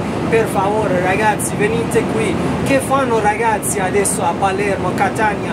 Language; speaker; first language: Italian; non-native, learner; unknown